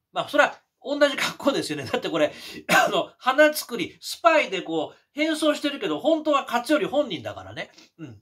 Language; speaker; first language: Japanese; native; Japanese